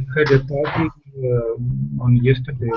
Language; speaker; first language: English; non-native, learner; Russian